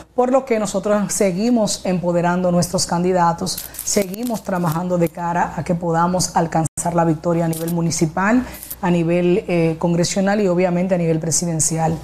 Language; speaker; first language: Spanish; native; Spanish